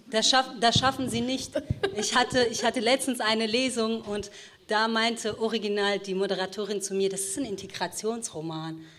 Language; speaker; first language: German; early bilingual, other home language; Kurdish